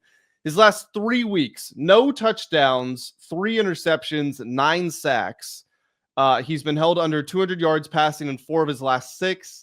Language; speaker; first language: English; native; English